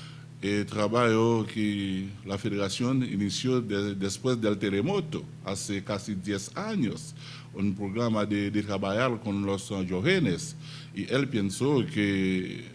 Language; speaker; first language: Spanish; non-native, learner; Haitian Creole